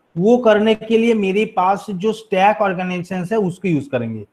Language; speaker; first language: Hindi; non-native, local second language; Bangla